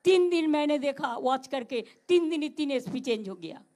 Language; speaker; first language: Hindi; non-native, local second language; Bangla